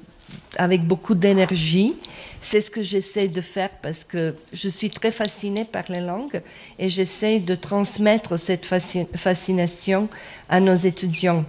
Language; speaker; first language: French; non-native, fluent; Croatian